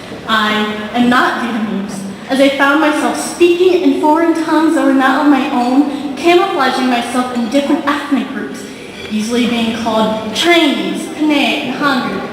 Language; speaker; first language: English; early bilingual, heritage; Vietnamese